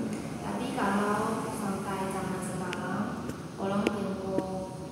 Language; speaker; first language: Indonesian; non-native, learner; Chinese